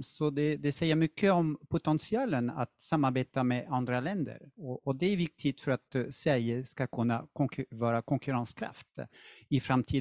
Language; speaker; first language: Swedish; non-native, fluent; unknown